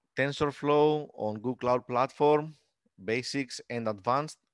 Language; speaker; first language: English; non-native, fluent; Greek